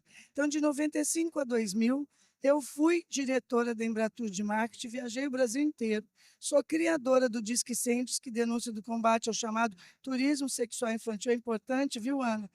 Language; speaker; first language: Portuguese; native; Portuguese